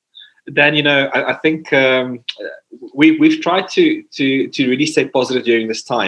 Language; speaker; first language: English; non-native, local second language; Afrikaans